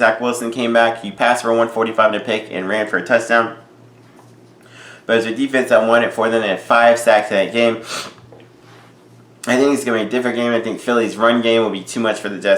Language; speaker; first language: English; native; English